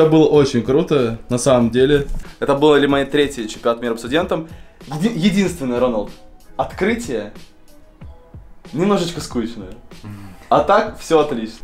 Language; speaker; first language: Russian; native; Russian